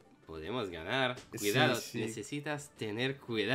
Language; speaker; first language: Spanish; non-native, learner; English